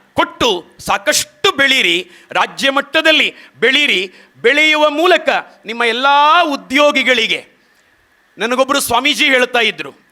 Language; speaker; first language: Kannada; native; Kannada